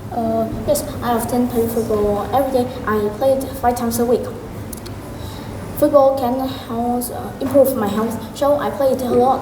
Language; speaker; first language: English; non-native, learner; Vietnamese